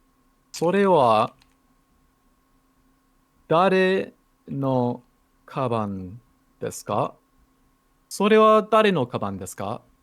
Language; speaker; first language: Japanese; non-native, learner; English